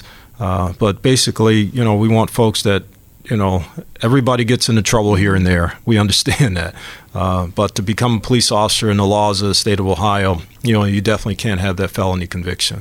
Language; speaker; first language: English; native; English